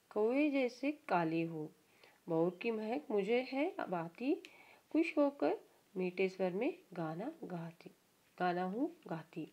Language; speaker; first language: Hindi; non-native, local second language; Kannada